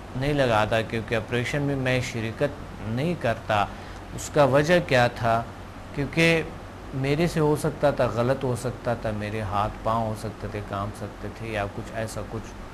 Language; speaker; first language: Urdu; non-native, local second language; Pashto